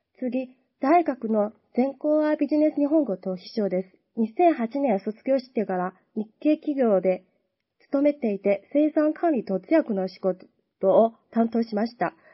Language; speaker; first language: Japanese; non-native, fluent; Chinese